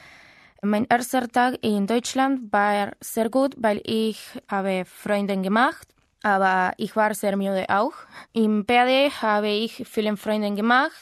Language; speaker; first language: German; non-native, learner; Spanish